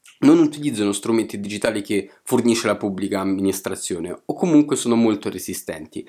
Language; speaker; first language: Italian; native; Italian